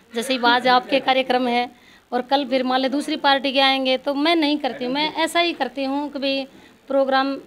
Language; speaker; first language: Hindi; native; Hindi